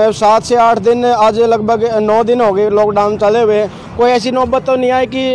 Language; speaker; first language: Hindi; native; Hindi